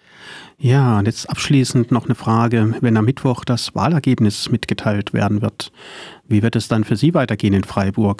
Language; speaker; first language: German; native; German